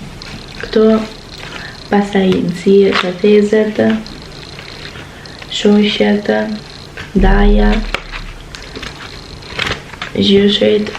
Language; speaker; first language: Albanian; early bilingual, heritage; Albanian